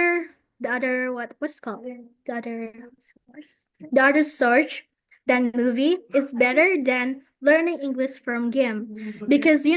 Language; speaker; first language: English; non-native, fluent; Indonesian